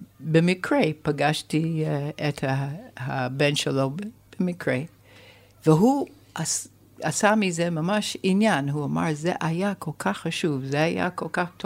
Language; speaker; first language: Hebrew; non-native, fluent; English